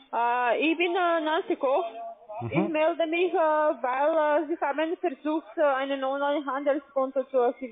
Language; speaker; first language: German; non-native, learner; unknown